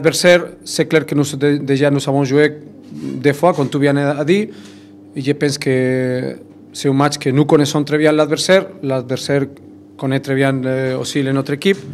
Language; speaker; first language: French; non-native, fluent; Spanish